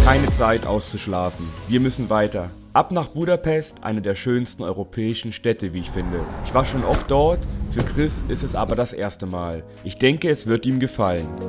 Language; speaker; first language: German; native; German